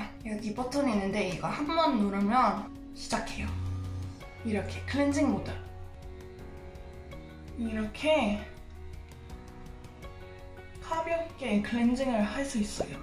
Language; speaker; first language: Korean; non-native, fluent; English